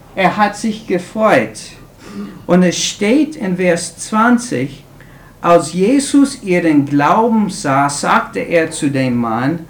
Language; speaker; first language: German; non-native, fluent; English